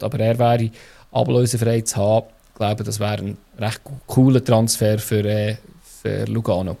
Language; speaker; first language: German; native; German